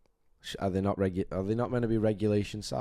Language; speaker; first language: English; native; English